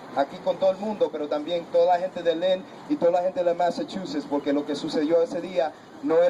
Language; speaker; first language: Spanish; early bilingual, heritage; Spanish